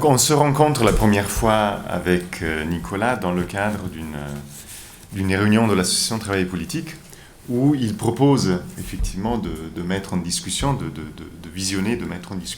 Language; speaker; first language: French; native; French